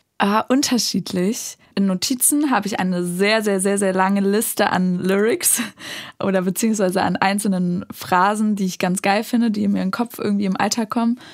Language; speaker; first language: German; native; German